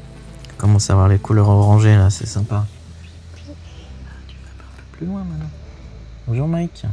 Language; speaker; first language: French; native; French